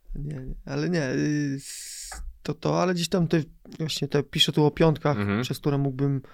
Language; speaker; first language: Polish; native; Polish